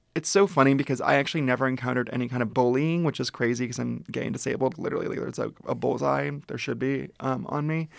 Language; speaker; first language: English; native; English